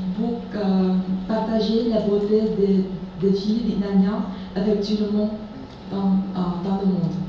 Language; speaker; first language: French; non-native, learner; Vietnamese